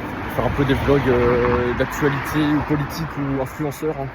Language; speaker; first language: French; native; French